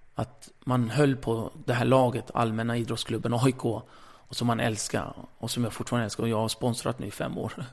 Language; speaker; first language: Swedish; early bilingual, other home language; Kurdish